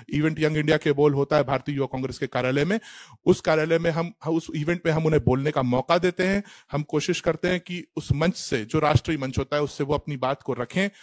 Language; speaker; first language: Hindi; native; Hindi